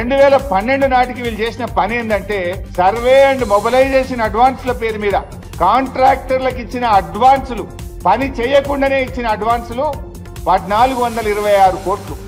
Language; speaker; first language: Telugu; native; Telugu